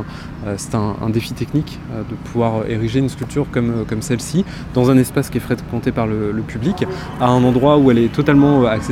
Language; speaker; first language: French; native; French